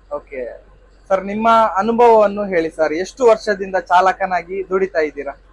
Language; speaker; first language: Kannada; native; Kannada